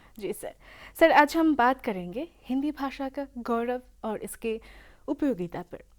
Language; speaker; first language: Hindi; non-native, local second language; Bangla